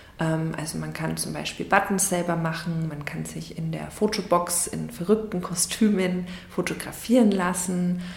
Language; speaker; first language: German; native; German